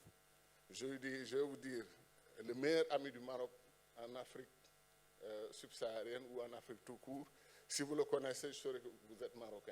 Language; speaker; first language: French; non-native, local second language; Wolof